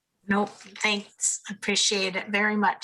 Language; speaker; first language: English; native; English